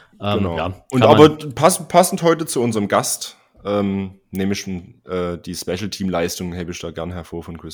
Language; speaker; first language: German; native; German